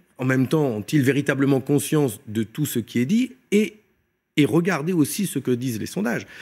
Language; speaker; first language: French; native; French